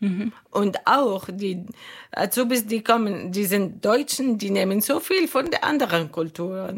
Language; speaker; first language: German; non-native, learner; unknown